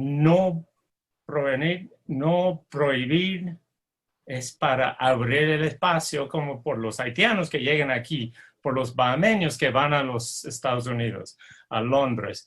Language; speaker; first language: Spanish; non-native, fluent; English